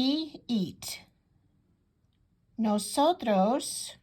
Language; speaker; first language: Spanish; non-native, fluent; English